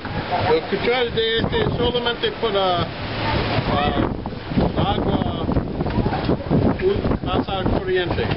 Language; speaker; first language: Spanish; non-native, learner; English